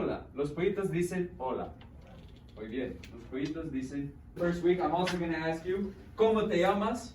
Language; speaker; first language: Spanish; non-native, fluent; English